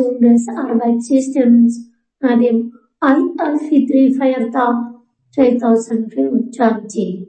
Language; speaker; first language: German; non-native, fluent; Indonesian